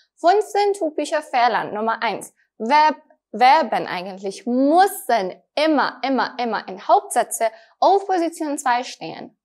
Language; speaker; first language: German; non-native, fluent; Persian